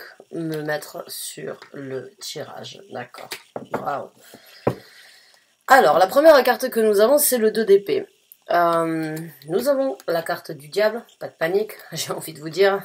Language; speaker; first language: French; native; French